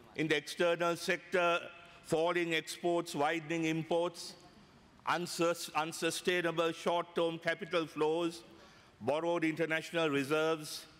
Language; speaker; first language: English; non-native, local second language; Sinhala